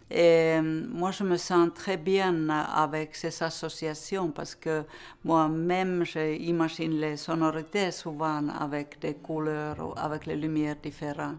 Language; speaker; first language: French; non-native, fluent; Finnish